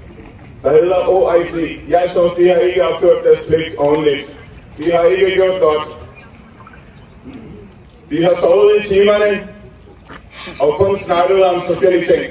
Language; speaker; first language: Danish; non-native, fluent; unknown